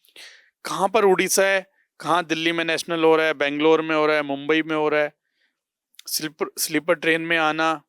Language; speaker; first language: Hindi; native; Hindi